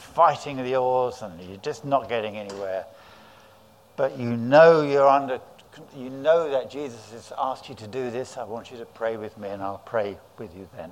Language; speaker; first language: English; native; English